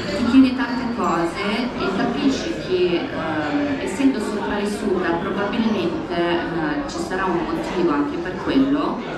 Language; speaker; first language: Italian; non-native, fluent; Bosnian